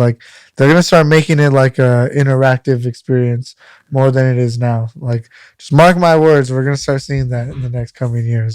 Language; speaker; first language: English; native; English